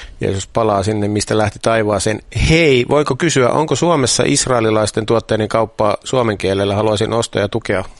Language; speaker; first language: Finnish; native; Finnish